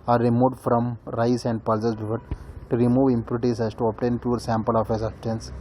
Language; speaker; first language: English; non-native, local second language; Kannada